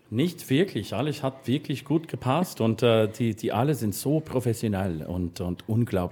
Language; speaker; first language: German; non-native, learner; English